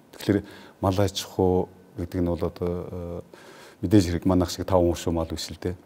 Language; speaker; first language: Mongolian; native; Mongolian